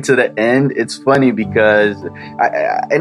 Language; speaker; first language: English; early bilingual, other home language; French